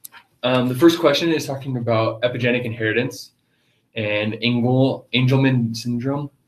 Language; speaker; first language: English; native; English